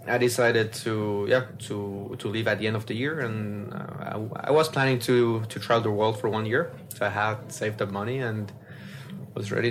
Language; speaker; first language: English; non-native, fluent; French